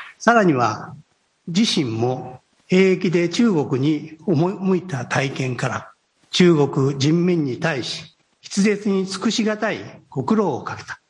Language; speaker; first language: Japanese; native; Japanese